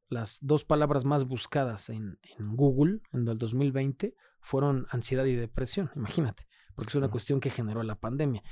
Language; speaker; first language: Spanish; native; Spanish